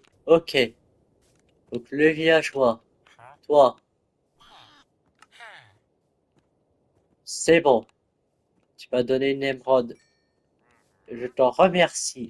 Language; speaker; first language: French; native; French